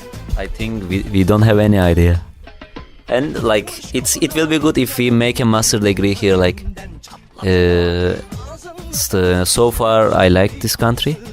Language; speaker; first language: English; non-native, learner; Turkish